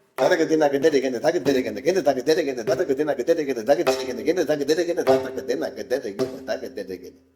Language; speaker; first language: Hindi; non-native, local second language; Marathi